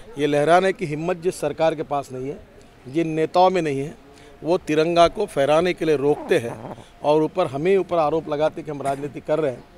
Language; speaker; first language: Hindi; non-native, local second language; Marathi